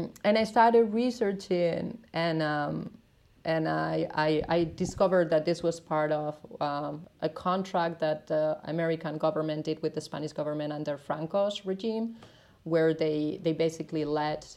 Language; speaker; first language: English; non-native, fluent; Spanish